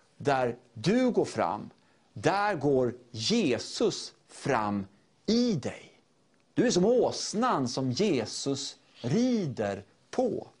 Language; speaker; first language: Swedish; native; Swedish